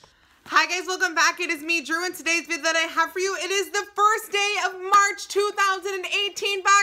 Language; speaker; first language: English; native; English